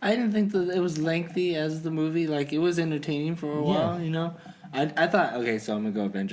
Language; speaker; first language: English; native; English